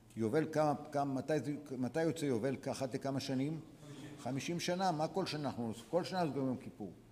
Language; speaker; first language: Hebrew; native; Hebrew